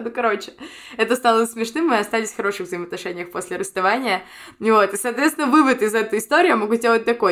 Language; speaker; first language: Russian; native; Russian